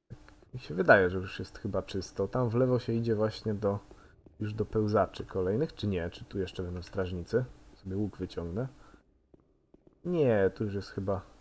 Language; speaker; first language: Polish; native; Polish